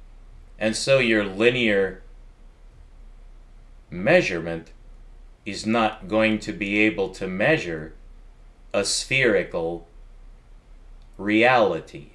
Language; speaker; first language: English; native; English